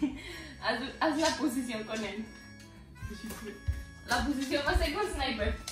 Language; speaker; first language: Spanish; early bilingual, heritage; Spanish